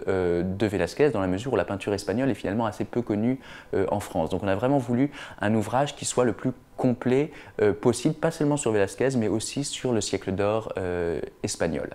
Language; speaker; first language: French; native; French